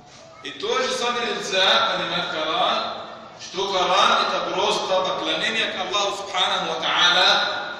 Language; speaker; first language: Russian; non-native, fluent; Arabic